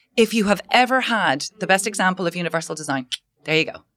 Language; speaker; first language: English; native; English